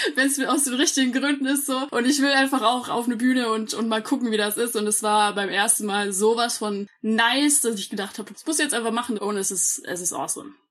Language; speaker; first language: German; native; German